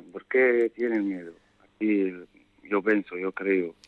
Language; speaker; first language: Spanish; non-native, learner; Arabic